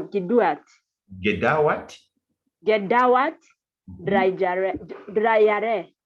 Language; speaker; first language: German; non-native, learner; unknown